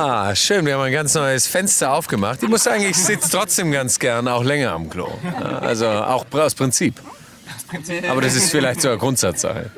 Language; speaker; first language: German; native; German